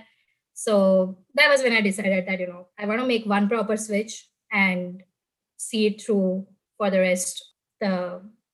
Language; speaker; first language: English; non-native, local second language; Gujarati